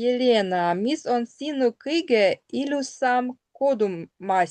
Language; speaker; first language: Estonian; non-native, learner; Russian